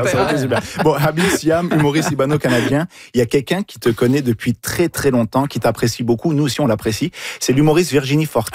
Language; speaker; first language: French; native; French